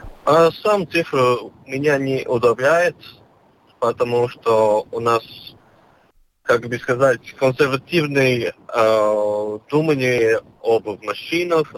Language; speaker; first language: Russian; non-native, local second language; Latvian